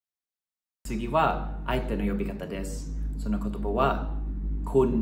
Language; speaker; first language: Japanese; non-native, fluent; Thai